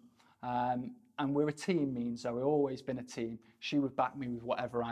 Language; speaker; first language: English; native; English